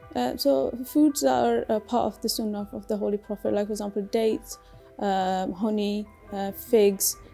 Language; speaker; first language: English; native; English